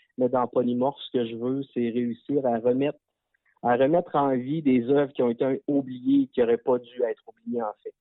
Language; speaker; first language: French; native; French